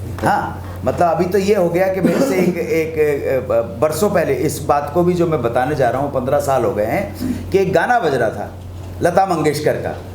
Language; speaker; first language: Hindi; native; Hindi